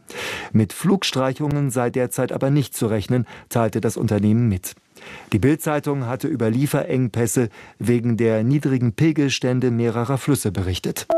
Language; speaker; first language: German; native; German